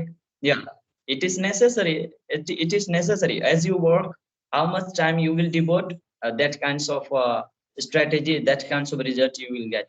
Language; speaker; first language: English; non-native, fluent; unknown